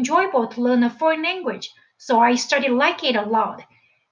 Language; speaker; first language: English; non-native, fluent; Chinese